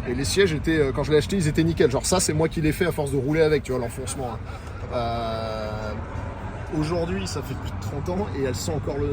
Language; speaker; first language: French; native; French